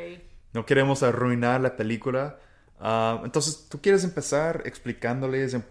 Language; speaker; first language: Spanish; non-native, fluent; English